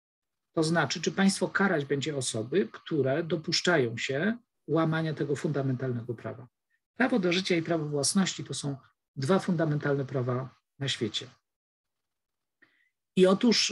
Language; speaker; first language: Polish; native; Polish